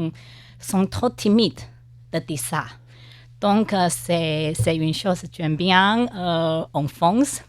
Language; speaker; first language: French; non-native, learner; Chinese